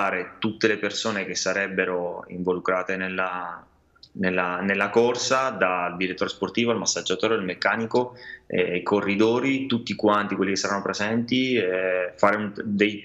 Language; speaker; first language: Italian; native; Italian